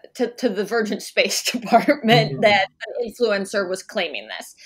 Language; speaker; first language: English; native; English